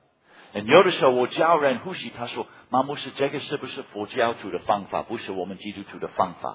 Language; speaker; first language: Chinese; non-native, fluent; English